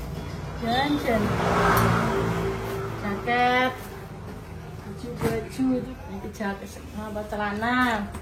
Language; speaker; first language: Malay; non-native, local second language; Javanese